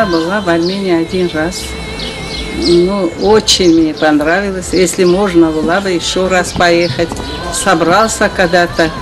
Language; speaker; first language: Russian; non-native, local second language; Armenian